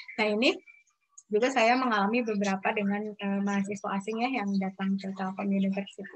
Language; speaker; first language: Indonesian; native; Indonesian